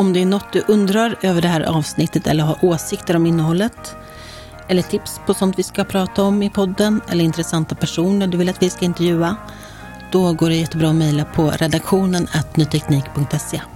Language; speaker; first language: Swedish; native; Swedish